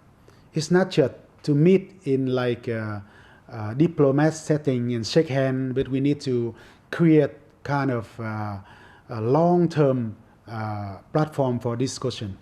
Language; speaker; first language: English; non-native, fluent; Vietnamese